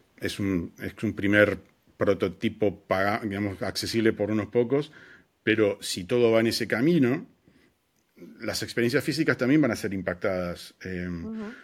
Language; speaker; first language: Spanish; native; Spanish